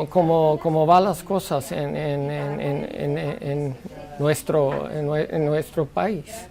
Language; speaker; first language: Spanish; non-native, fluent; Swedish